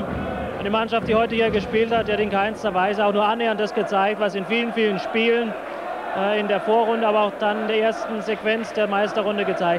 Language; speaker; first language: German; native; German